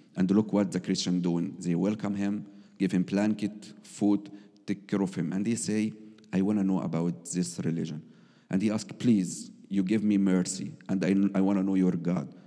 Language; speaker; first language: English; non-native, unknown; Arabic